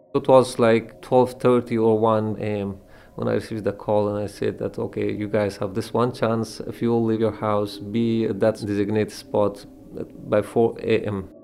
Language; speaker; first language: English; non-native, fluent; Persian